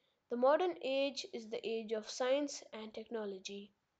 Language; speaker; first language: English; non-native, local second language; Urdu